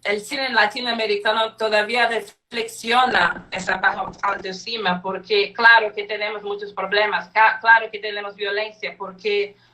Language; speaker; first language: Spanish; non-native, fluent; Portuguese